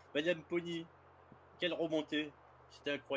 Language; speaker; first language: French; native; French